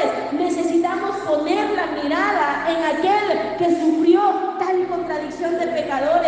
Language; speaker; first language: Spanish; native; Spanish